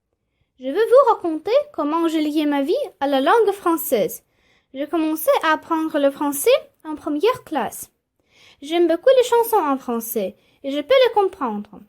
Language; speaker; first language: French; non-native, fluent; Russian